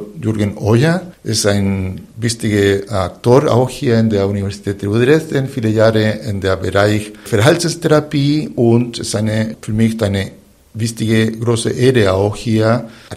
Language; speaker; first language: German; non-native, fluent; Spanish